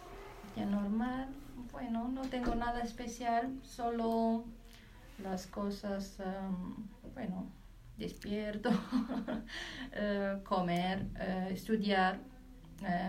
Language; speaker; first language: Spanish; non-native, learner; Arabic